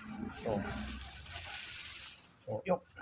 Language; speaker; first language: Chinese; native; Chinese